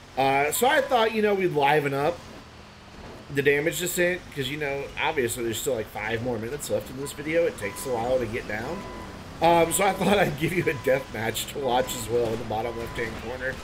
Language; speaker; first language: English; native; English